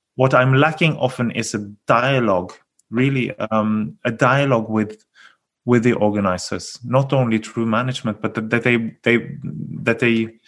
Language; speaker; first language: English; non-native, fluent; Norwegian